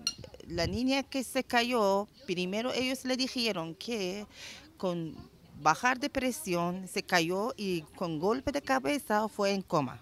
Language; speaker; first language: Spanish; non-native, learner; Persian